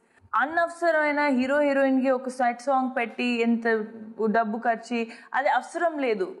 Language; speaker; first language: Telugu; non-native, fluent; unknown